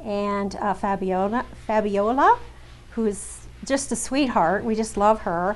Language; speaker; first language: English; native; English